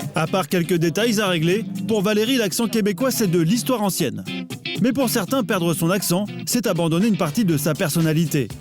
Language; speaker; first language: French; native; French